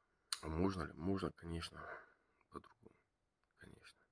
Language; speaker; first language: Russian; non-native, learner; Bulgarian